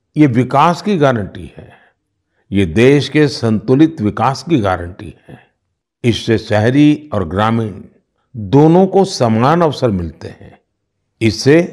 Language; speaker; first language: Hindi; non-native, local second language; Gujarati